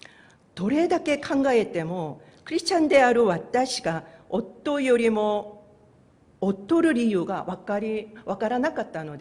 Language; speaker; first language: Japanese; non-native, fluent; Korean